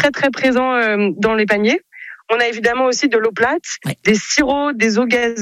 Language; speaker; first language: French; native; French